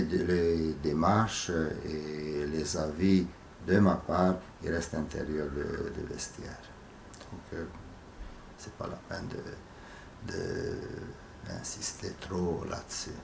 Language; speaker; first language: French; non-native, fluent; Hungarian